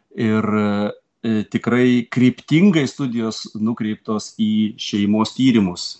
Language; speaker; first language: Lithuanian; native; Lithuanian